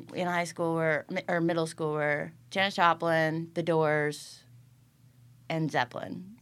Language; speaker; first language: English; native; English